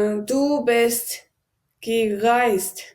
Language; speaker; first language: German; non-native, learner; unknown